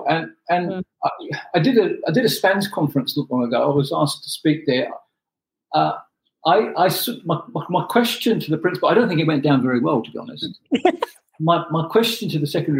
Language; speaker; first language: English; non-native, local second language; Urdu